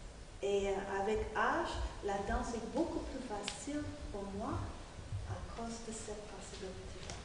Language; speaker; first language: French; non-native, learner; English